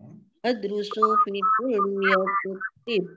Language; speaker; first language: Arabic; non-native, learner; Indonesian